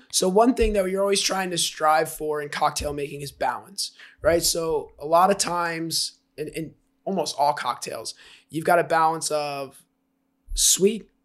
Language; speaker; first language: English; native; English